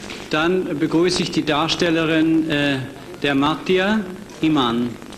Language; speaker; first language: German; native; German